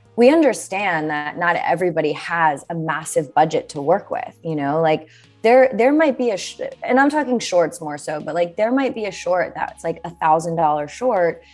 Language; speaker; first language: English; native; English